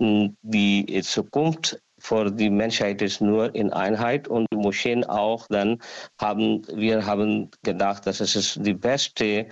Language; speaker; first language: German; non-native, learner; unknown